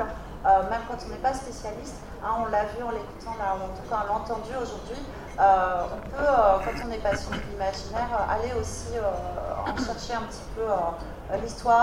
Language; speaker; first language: French; native; French